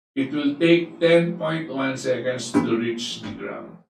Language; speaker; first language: English; non-native, local second language; Filipino